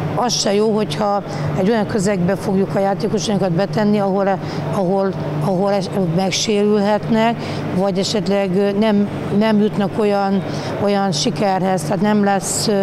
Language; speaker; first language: Hungarian; native; Hungarian